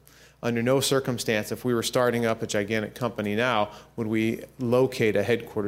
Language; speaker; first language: English; native; English